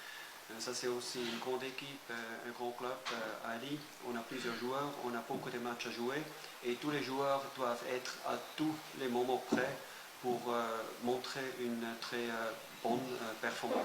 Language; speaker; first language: French; non-native, fluent; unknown